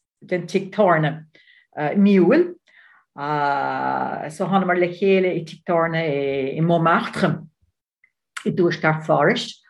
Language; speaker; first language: Irish; non-native, learner; Dutch